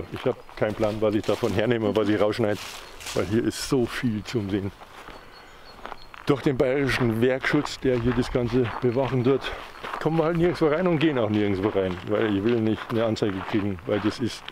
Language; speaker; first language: German; native; German